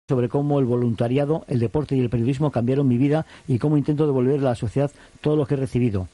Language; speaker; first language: Spanish; native; Spanish